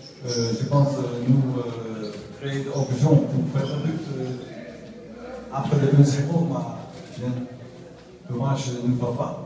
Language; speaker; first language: French; non-native, learner; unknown